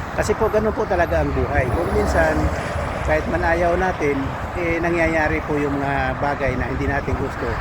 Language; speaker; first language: Filipino; non-native, local second language; Cebuano